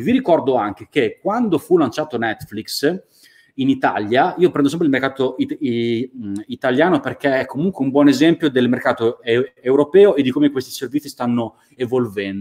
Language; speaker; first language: Italian; native; Italian